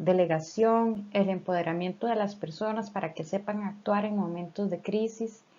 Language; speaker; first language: Spanish; native; Spanish